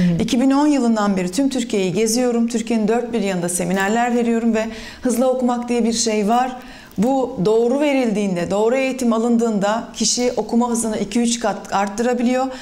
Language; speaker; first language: Turkish; early bilingual, other home language; German